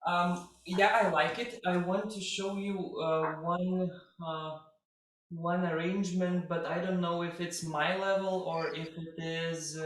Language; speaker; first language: English; non-native, fluent; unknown